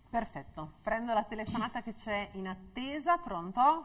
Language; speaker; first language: Italian; native; Italian